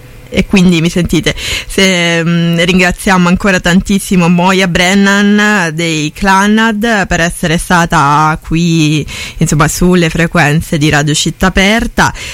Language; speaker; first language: Italian; native; Italian